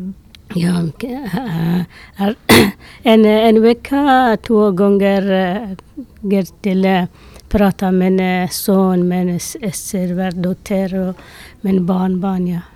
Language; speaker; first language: Swedish; non-native, learner; Persian